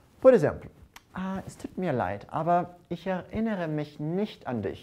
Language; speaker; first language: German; non-native, fluent; Portuguese